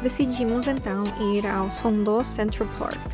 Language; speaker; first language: Portuguese; non-native, fluent; Korean